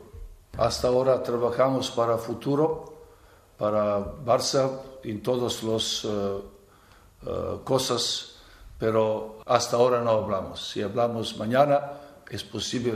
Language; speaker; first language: Spanish; non-native, fluent; Serbian